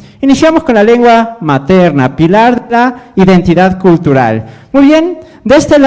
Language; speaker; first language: Spanish; native; Spanish